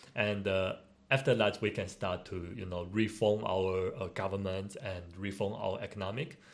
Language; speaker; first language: English; non-native, learner; Chinese